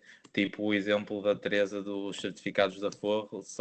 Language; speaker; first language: Portuguese; native; Portuguese